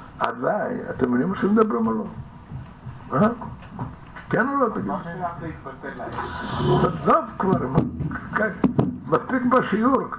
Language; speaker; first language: Hebrew; non-native, fluent; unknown